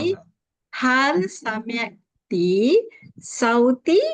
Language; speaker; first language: Arabic; non-native, learner; Malay